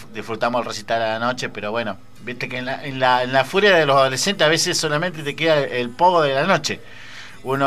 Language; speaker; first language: Spanish; native; Spanish